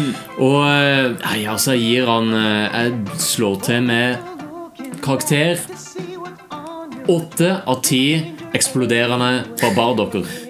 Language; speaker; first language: Norwegian; native; Norwegian